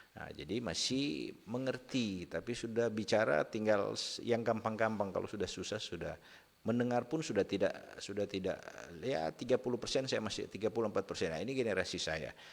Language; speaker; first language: Indonesian; native; Indonesian